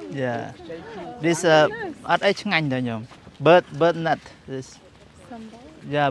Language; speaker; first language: English; non-native, learner; Khmer